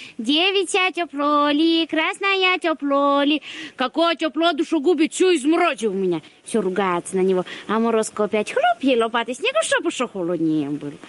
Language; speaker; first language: Russian; native; Russian